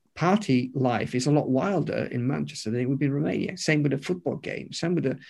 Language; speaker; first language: English; non-native, fluent; Romanian